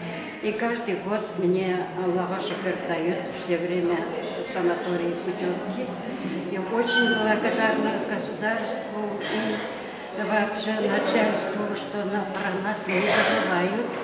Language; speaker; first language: Russian; non-native, local second language; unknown